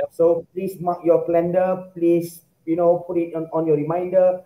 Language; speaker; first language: English; non-native, local second language; Malay